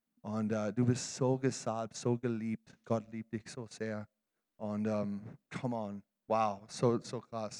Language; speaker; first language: German; non-native, learner; English